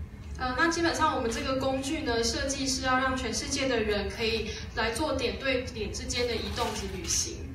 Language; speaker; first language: Chinese; native; Chinese